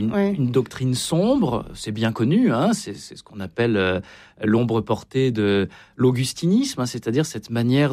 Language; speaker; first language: French; native; French